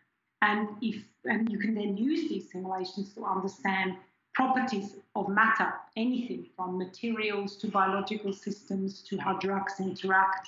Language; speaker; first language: English; non-native, fluent; German